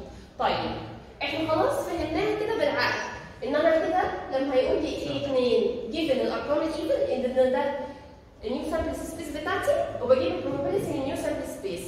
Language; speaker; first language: Arabic; native; Arabic